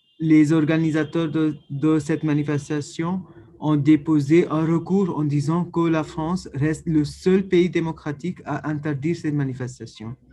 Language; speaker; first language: French; non-native, fluent; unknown